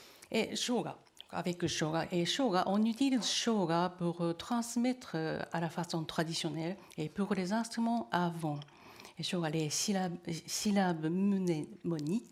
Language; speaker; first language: French; non-native, learner; Japanese